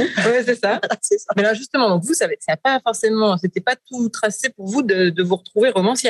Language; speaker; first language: French; native; French